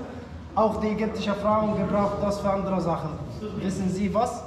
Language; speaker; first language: German; non-native, learner; Arabic